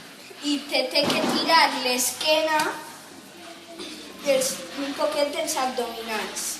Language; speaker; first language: Catalan; non-native, local second language; Spanish